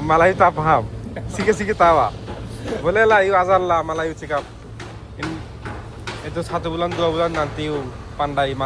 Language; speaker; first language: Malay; non-native, learner; Bangla